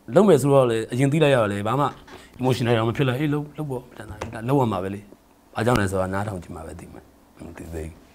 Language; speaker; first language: Burmese; native; Burmese